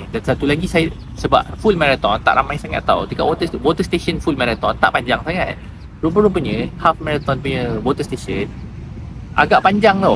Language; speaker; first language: Malay; native; Malay